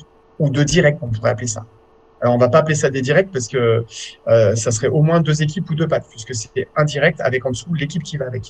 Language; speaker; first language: French; native; French